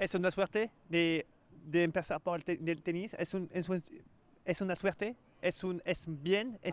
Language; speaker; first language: Spanish; non-native, learner; French